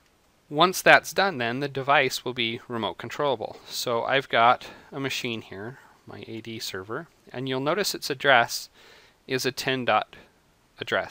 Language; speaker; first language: English; native; English